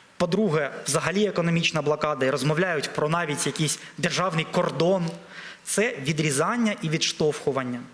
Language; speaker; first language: Ukrainian; non-native, local second language; Russian